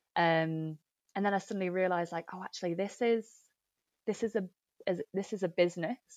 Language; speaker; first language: English; native; English